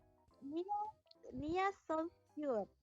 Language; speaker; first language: English; non-native, learner; Indonesian